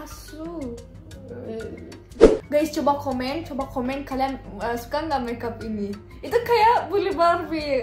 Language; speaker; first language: Indonesian; non-native, fluent; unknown